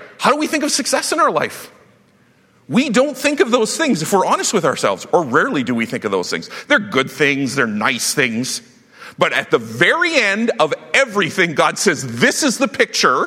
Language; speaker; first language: English; native; English